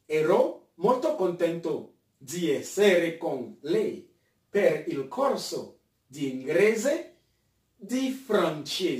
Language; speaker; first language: Italian; non-native, fluent; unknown